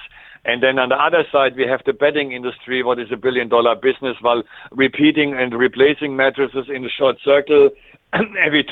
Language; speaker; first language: English; non-native, fluent; German